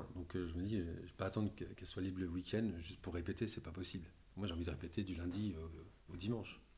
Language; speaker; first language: French; native; French